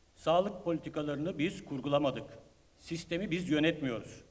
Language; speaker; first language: Turkish; native; Turkish